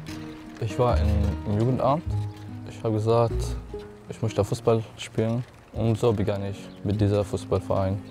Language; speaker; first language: German; non-native, learner; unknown